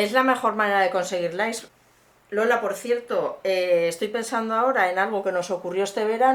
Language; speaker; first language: Spanish; native; Spanish